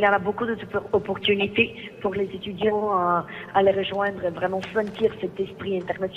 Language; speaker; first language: French; non-native, fluent; Greek